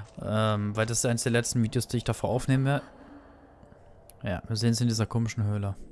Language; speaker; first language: German; native; German